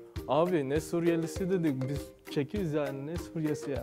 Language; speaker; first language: Turkish; non-native, fluent; Czech